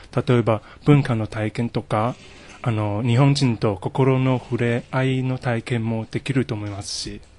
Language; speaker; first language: Japanese; non-native, fluent; Chinese